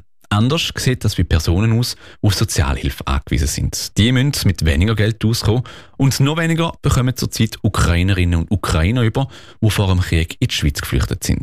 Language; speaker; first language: German; native; German